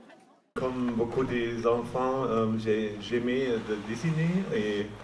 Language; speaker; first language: French; non-native, fluent; German